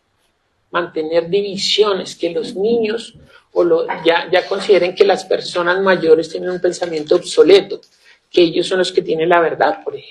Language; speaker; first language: Spanish; native; Spanish